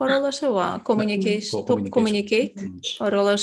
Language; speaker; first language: Japanese; non-native, fluent; Tatar